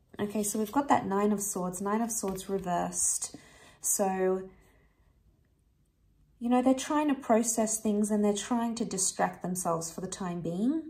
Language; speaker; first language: English; native; English